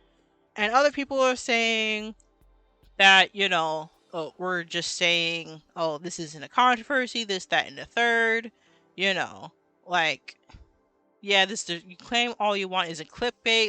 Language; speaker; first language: English; native; English